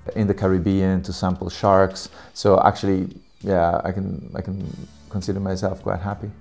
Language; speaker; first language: English; non-native, fluent; Italian